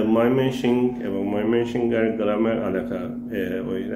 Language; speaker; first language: Bangla; non-native, learner; Turkish